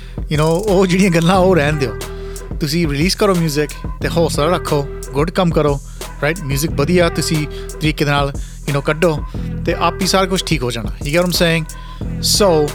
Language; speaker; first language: Punjabi; early bilingual, heritage; Punjabi